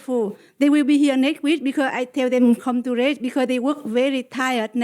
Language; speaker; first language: English; non-native, learner; Vietnamese